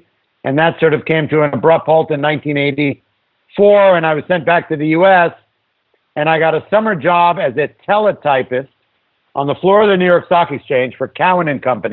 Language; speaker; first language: English; native; English